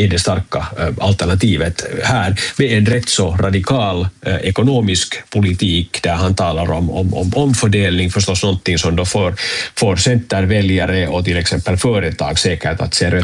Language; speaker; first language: Swedish; native; Swedish